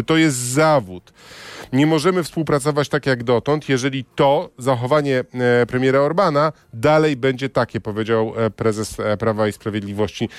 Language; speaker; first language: Polish; native; Polish